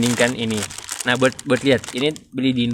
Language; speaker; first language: Indonesian; non-native, fluent; French